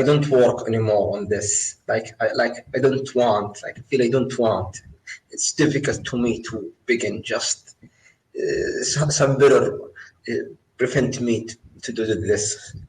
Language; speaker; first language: English; non-native, learner; Arabic